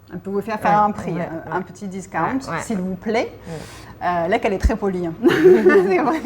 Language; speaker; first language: French; native; French